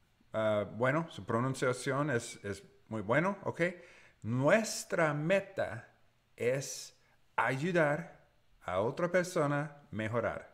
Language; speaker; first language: Spanish; non-native, learner; English